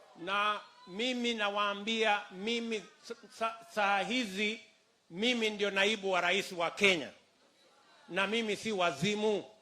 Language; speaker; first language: Swahili; non-native, local second language; Kalenjin